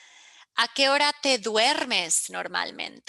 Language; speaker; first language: Spanish; early bilingual, heritage; English